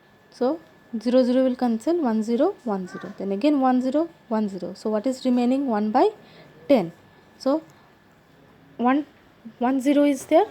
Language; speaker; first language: English; non-native, local second language; Assamese